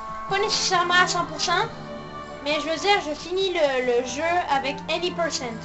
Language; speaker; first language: French; native; French